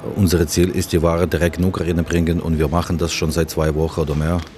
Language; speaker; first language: German; non-native, learner; Ukrainian